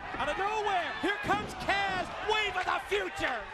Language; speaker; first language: English; native; English